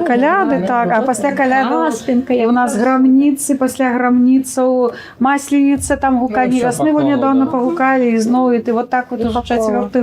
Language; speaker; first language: Belarusian; native; Belarusian